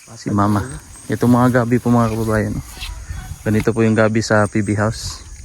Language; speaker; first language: Filipino; non-native, local second language; Cebuano